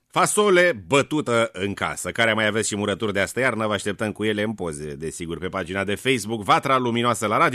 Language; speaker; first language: Romanian; native; Romanian